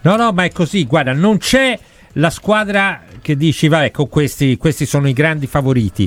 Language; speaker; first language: Italian; native; Italian